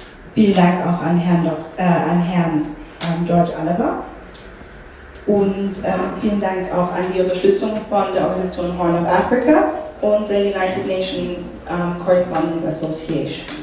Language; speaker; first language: German; native; German